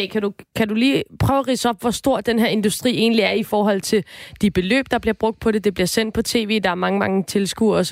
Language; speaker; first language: Danish; native; Danish